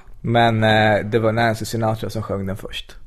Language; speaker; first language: Swedish; native; Swedish